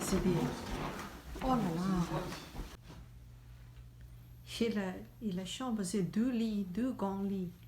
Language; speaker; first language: French; non-native, learner; Chinese